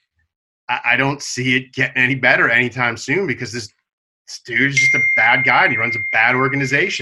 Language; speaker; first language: English; native; English